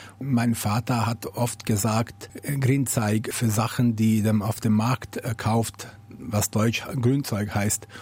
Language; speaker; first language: German; non-native, fluent; Bosnian